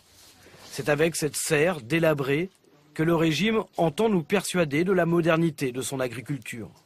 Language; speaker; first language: French; native; French